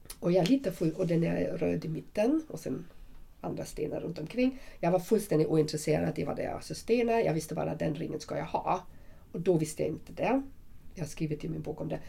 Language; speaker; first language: Swedish; non-native, fluent; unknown